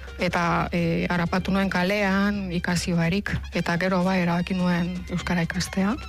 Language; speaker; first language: Basque; non-native, fluent; Romanian